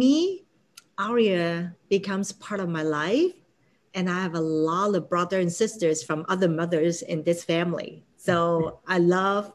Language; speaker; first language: English; non-native, local second language; Cantonese